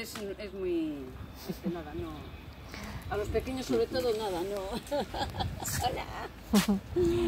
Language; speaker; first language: Spanish; native; Spanish